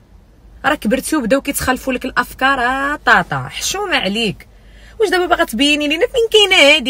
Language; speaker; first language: Arabic; native; Arabic